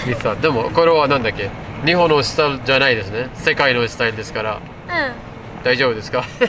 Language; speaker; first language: Japanese; non-native, learner; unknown